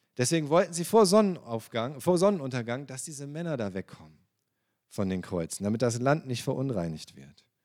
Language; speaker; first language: German; native; German